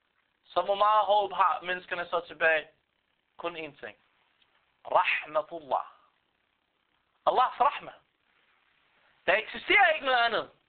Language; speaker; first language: Danish; non-native, fluent; Arabic